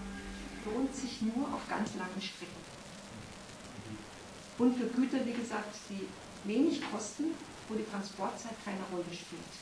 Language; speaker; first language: German; native; German